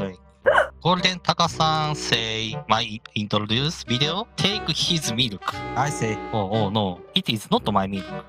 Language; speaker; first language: English; non-native, learner; Japanese